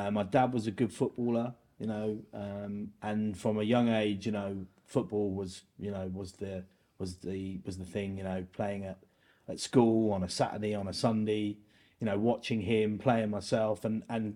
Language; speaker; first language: English; native; English